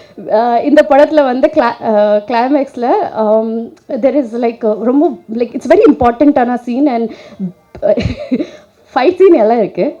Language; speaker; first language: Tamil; non-native, learner; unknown